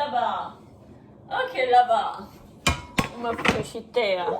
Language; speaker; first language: Portuguese; non-native, learner; German